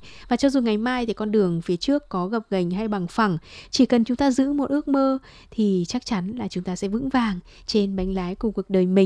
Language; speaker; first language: Vietnamese; native; Vietnamese